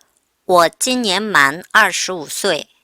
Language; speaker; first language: Chinese; non-native, fluent; Korean